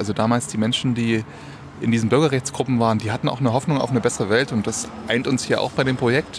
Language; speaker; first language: German; native; German